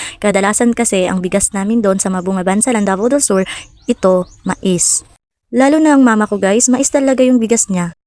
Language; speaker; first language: Filipino; non-native, local second language; Cebuano